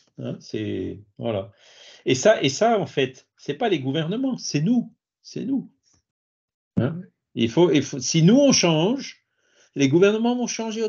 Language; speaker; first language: French; native; French